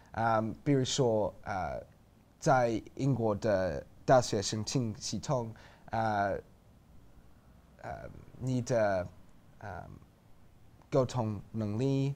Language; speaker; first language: Chinese; non-native, learner; English